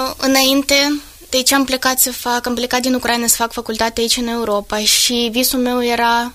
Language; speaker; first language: Romanian; non-native, fluent; Ukrainian